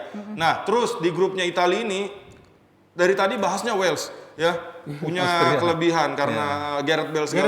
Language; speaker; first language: Indonesian; native; Indonesian